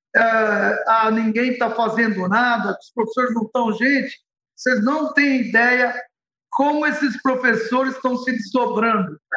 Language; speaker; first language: Portuguese; early bilingual, other home language; Arabic